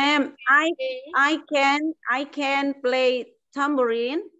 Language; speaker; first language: English; non-native, learner; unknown